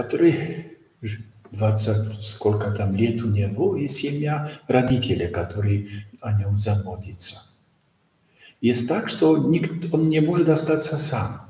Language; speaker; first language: Russian; non-native, learner; Polish